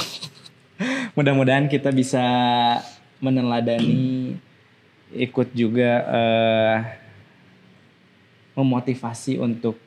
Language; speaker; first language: Indonesian; non-native, local second language; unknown